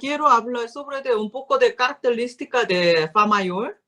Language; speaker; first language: Spanish; non-native, learner; Korean